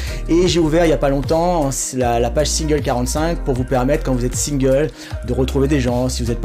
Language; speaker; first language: French; native; French